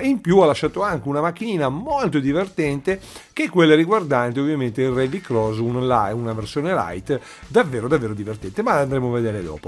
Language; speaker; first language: Italian; native; Italian